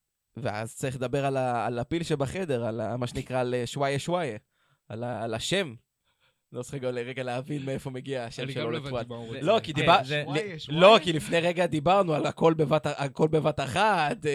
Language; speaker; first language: Hebrew; native; Hebrew